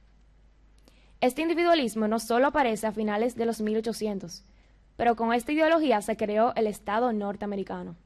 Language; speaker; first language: Spanish; early bilingual, heritage; Spanish